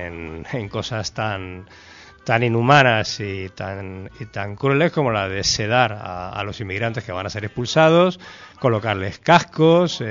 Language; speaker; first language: Spanish; native; Spanish